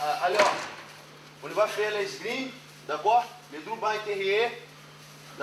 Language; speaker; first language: French; non-native, learner; Portuguese